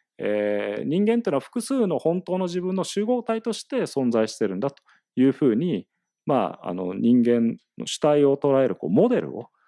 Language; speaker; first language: Japanese; native; Japanese